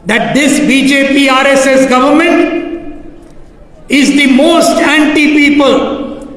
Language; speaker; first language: English; non-native, local second language; Marathi